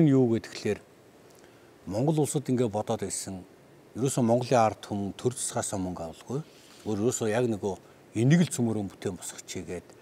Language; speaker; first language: Mongolian; native; Mongolian